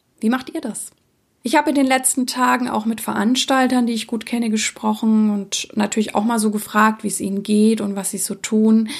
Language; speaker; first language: German; early bilingual, other home language; Czech